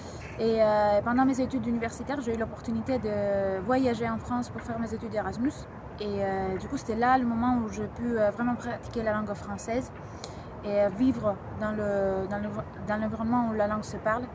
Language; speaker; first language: French; non-native, fluent; Greek